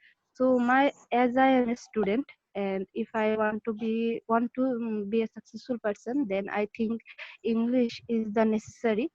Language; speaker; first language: English; non-native, learner; Bangla